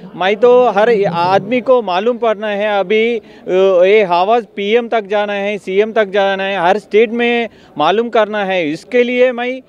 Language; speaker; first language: Hindi; non-native, local second language; Telugu